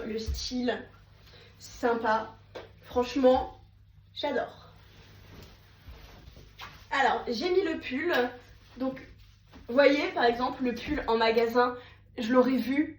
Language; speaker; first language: French; native; French